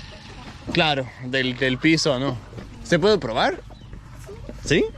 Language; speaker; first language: Spanish; non-native, learner; Danish